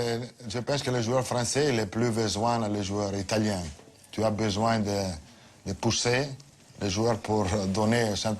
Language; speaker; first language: French; non-native, fluent; Italian